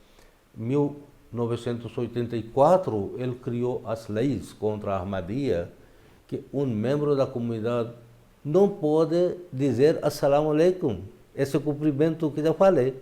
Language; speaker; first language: Portuguese; non-native, fluent; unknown